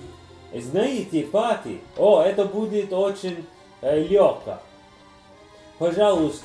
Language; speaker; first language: Russian; non-native, learner; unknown